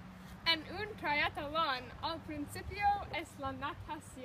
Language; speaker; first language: Spanish; non-native, learner; English